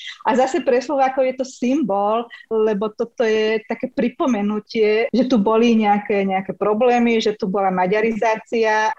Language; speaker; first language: Slovak; non-native, local second language; Hungarian